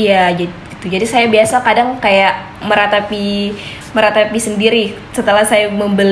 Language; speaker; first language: Indonesian; native; Indonesian